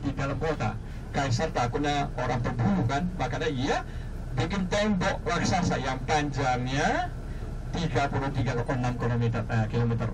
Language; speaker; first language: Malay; non-native, fluent; Chinese